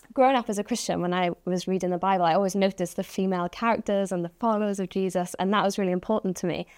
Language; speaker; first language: English; native; English